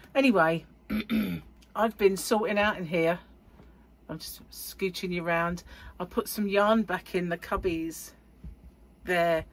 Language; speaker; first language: English; native; English